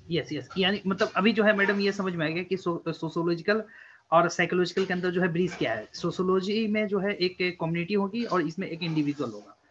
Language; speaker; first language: Hindi; native; Hindi